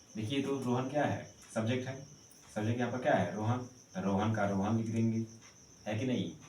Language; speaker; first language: Hindi; native; Hindi